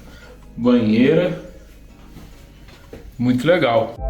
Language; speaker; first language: Portuguese; native; Portuguese